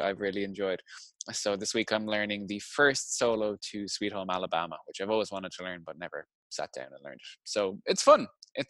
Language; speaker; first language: English; native; English